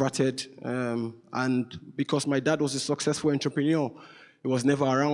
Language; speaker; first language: English; non-native, local second language; Yoruba